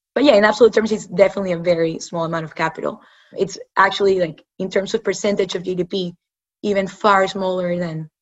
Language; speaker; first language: English; non-native, fluent; Spanish